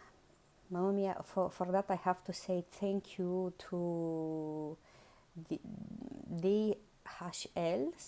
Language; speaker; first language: English; non-native, learner; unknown